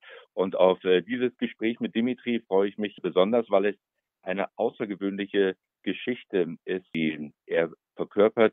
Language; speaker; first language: German; native; German